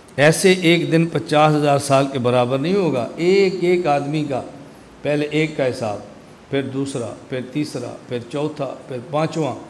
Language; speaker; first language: Urdu; non-native, local second language; Punjabi